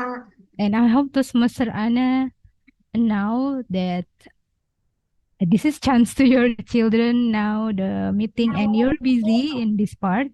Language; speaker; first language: English; non-native, learner; Indonesian